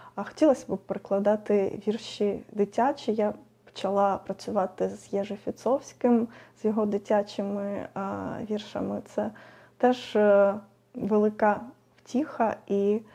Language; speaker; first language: Ukrainian; non-native, local second language; Russian